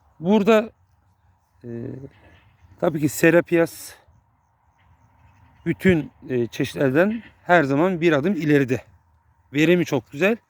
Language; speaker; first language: Turkish; native; Turkish